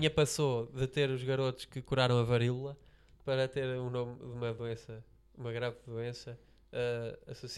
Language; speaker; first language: Portuguese; native; Portuguese